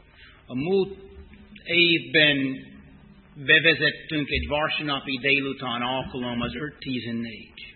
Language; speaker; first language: Hungarian; non-native, fluent; English